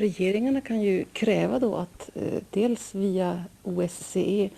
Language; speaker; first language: Swedish; native; Swedish